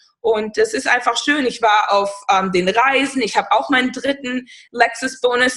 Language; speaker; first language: German; non-native, fluent; English